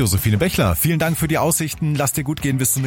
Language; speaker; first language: German; native; German